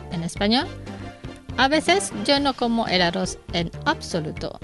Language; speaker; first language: Spanish; non-native, learner; Indonesian